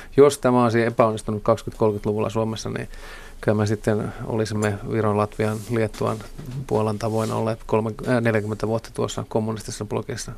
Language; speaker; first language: Finnish; native; Finnish